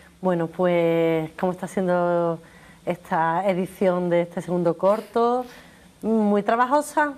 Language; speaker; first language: Spanish; native; Spanish